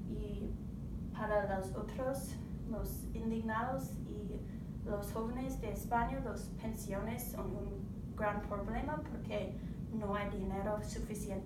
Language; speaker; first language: Spanish; non-native, learner; English